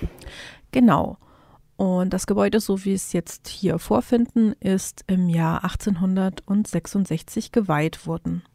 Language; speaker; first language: German; native; German